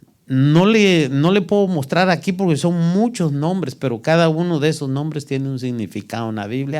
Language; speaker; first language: Spanish; native; Spanish